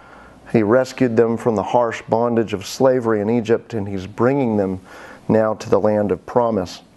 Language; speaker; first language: English; native; English